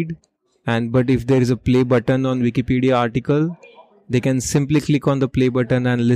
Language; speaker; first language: English; non-native, local second language; Marathi